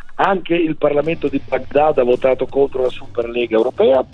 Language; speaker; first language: Italian; native; Italian